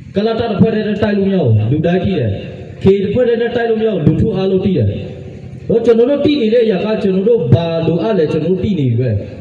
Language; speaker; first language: Burmese; non-native, local second language; Western Kayah